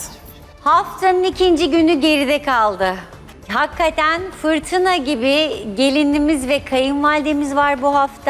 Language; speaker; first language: Turkish; native; Turkish